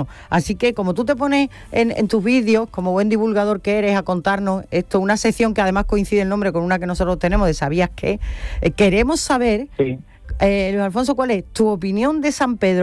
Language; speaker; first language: Spanish; native; Spanish